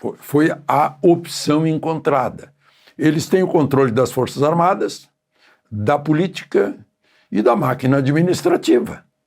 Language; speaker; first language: Portuguese; native; Portuguese